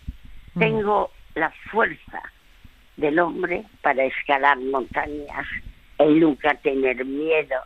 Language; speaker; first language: Spanish; early bilingual, other home language; French